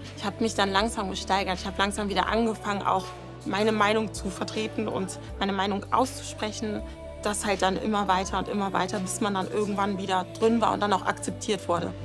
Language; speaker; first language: German; native; German